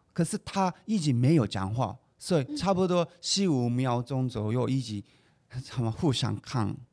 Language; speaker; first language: Chinese; non-native, fluent; Japanese